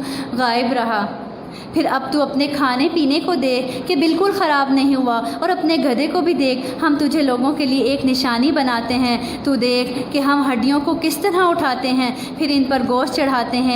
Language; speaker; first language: Urdu; native; Urdu